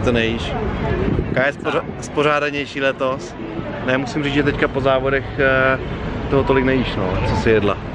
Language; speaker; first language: Czech; native; Czech